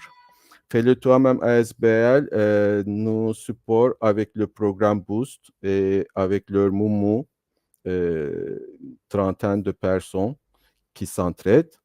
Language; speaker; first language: French; non-native, fluent; Turkish